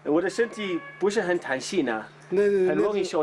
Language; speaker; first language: Chinese; non-native, learner; English